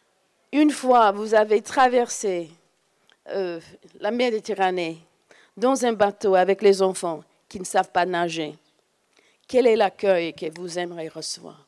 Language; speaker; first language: French; non-native, fluent; English